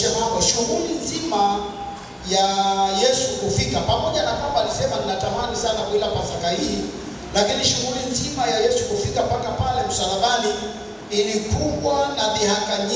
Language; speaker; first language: Swahili; native; Swahili